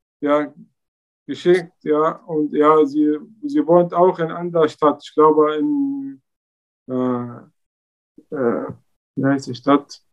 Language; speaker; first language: German; non-native, learner; Arabic